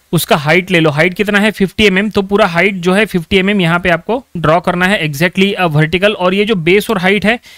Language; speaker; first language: Hindi; non-native, local second language; Marathi